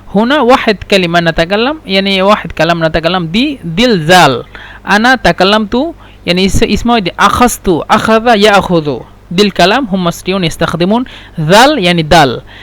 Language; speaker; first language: Egyptian Arabic; non-native, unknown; Bangla